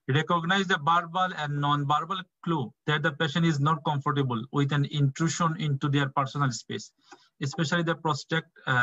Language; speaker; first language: English; non-native, local second language; Bangla